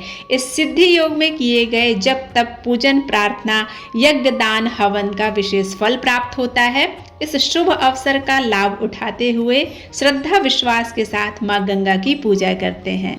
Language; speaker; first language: Hindi; native; Hindi